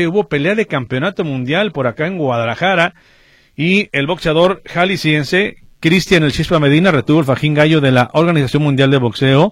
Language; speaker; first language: Spanish; native; Spanish